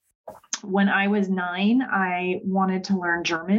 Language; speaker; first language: English; native; English